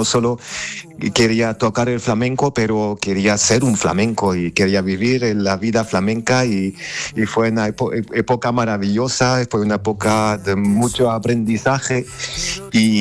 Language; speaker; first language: Spanish; non-native, fluent; Armenian